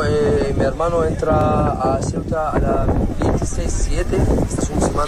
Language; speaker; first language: Spanish; non-native, learner; Arabic